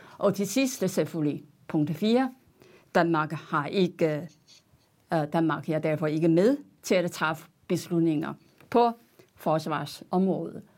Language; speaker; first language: Danish; non-native, fluent; Chinese